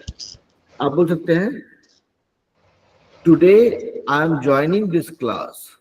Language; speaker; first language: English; non-native, learner; Hindi